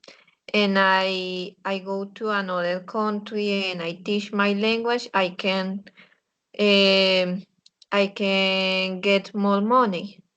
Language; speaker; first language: English; non-native, learner; Spanish